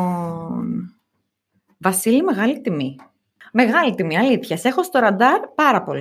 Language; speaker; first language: Greek; native; Greek